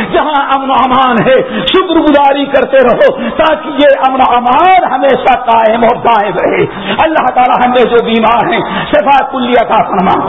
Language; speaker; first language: Urdu; native; Urdu